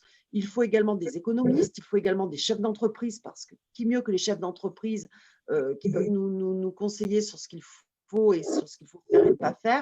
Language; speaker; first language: French; native; French